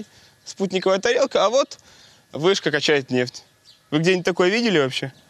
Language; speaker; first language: Russian; native; Russian